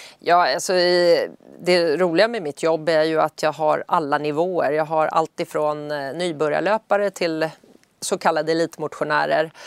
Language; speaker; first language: Swedish; native; Swedish